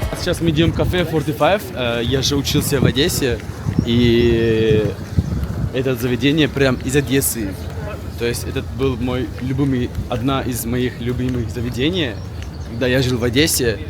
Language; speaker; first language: Russian; non-native, fluent; Turkish